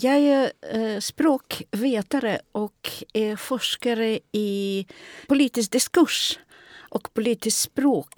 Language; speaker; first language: Swedish; non-native, fluent; Russian